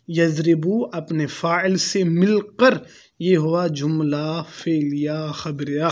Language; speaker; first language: Urdu; non-native, local second language; Pashto